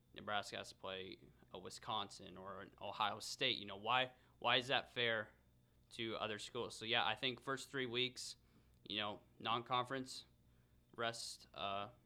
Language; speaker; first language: English; native; English